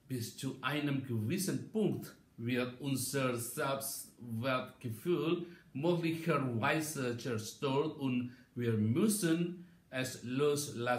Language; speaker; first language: German; non-native, learner; Indonesian